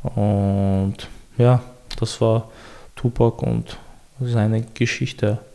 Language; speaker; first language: German; early bilingual, other home language; Chechen